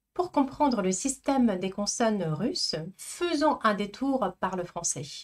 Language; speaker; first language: French; non-native, fluent; Russian